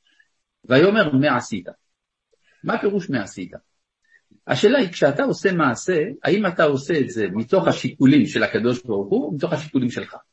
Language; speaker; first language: Hebrew; non-native, fluent; French